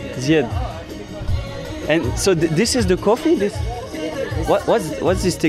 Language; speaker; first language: English; non-native, learner; French